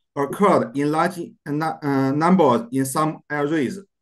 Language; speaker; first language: English; non-native, learner; Chinese